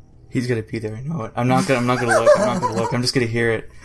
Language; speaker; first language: English; early bilingual, other home language; French